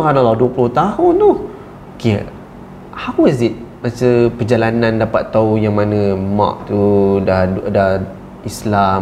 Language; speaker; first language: Malay; native; Malay